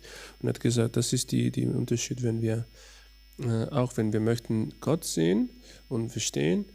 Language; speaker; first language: German; non-native, learner; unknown